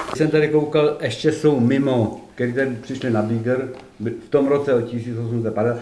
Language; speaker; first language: Czech; early bilingual, heritage; Czech